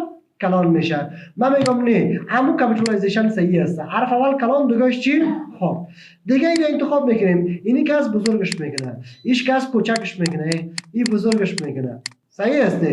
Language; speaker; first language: Persian; native; Persian